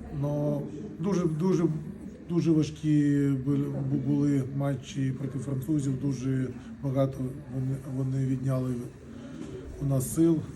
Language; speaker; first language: Ukrainian; non-native, local second language; Russian